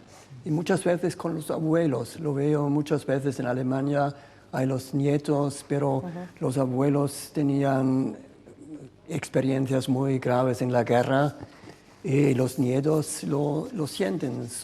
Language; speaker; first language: Spanish; non-native, fluent; German